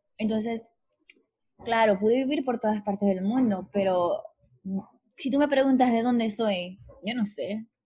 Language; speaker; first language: Spanish; native; Spanish